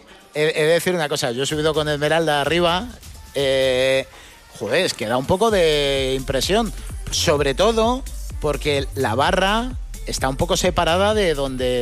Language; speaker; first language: Spanish; native; Spanish